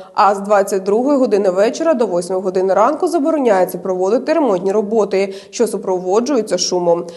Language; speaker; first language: Ukrainian; native; Ukrainian